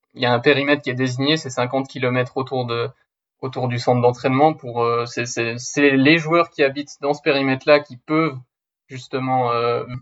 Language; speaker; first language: French; native; French